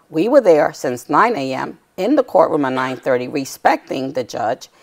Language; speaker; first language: English; native; English